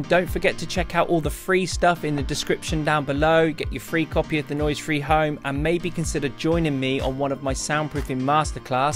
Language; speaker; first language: English; native; English